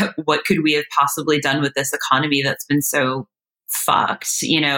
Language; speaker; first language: English; native; English